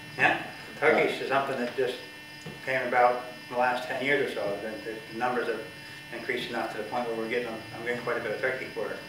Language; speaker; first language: English; native; English